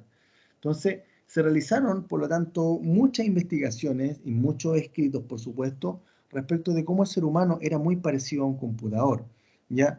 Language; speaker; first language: Spanish; native; Spanish